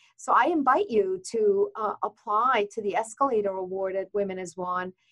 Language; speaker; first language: English; non-native, fluent; Persian